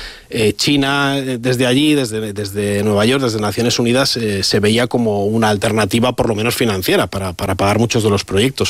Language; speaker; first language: Spanish; native; Spanish